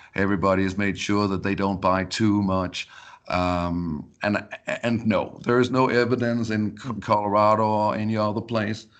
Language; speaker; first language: English; non-native, fluent; Danish